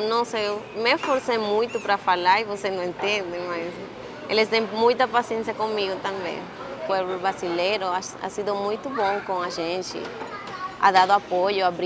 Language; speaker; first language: Portuguese; non-native, learner; Spanish